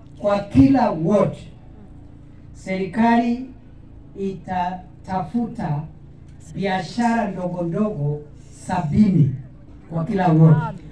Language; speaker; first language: Swahili; non-native, local second language; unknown